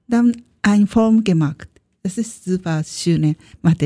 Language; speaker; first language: German; non-native, learner; Japanese